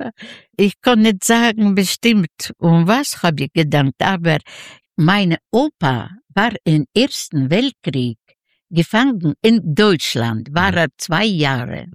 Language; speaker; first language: German; non-native, learner; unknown